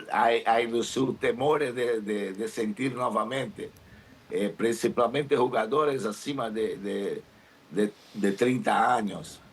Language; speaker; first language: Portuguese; non-native, learner; Spanish